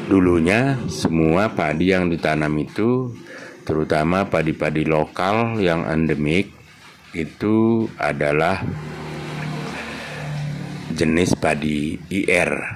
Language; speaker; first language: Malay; non-native, local second language; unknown